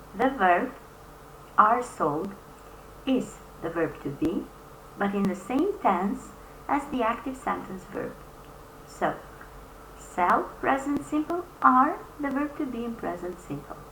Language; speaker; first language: English; non-native, fluent; Albanian